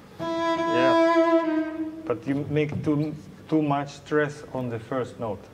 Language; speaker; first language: English; non-native, learner; Russian